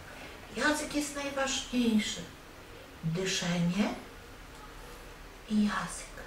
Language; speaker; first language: Polish; non-native, learner; Russian